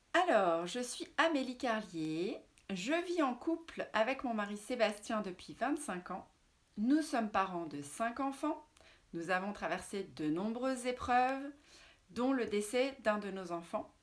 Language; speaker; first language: French; native; French